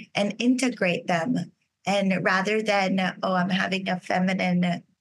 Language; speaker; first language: English; non-native, fluent; Portuguese